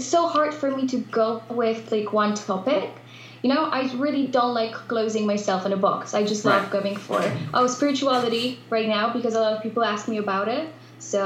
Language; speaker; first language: English; non-native, fluent; Polish